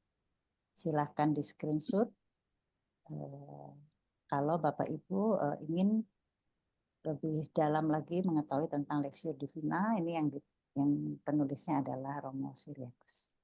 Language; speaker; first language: Indonesian; native; Indonesian